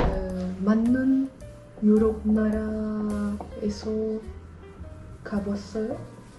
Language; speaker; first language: Korean; non-native, learner; French